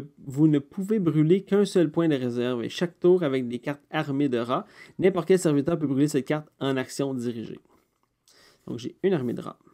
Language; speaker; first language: French; native; French